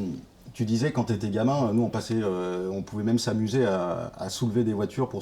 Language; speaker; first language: French; native; French